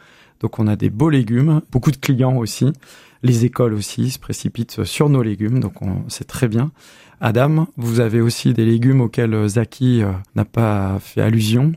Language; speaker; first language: French; native; French